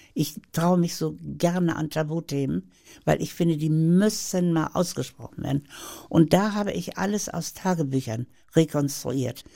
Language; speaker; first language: German; native; German